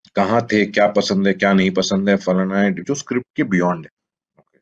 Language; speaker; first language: Hindi; native; Hindi